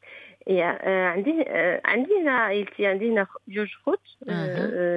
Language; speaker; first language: Arabic; early bilingual, heritage; Arabic